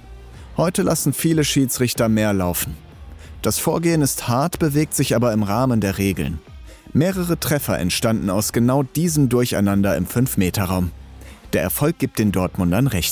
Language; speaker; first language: German; native; German